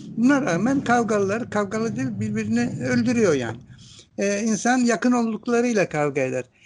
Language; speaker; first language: Turkish; non-native, local second language; Greek